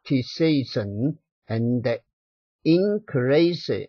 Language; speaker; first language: English; non-native, learner; Chinese